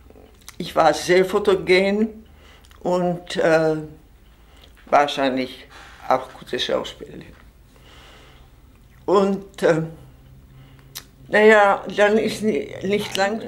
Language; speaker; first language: German; non-native, fluent; Czech